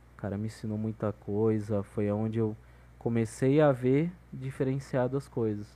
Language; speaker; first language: Portuguese; native; Portuguese